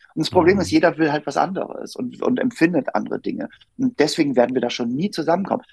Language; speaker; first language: German; native; German